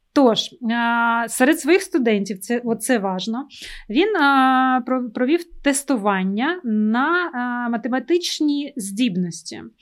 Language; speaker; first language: Ukrainian; non-native, local second language; Russian